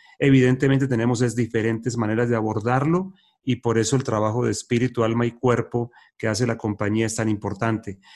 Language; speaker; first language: Spanish; native; Spanish